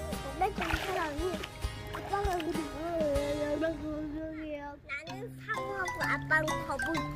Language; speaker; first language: Korean; early bilingual, heritage; Korean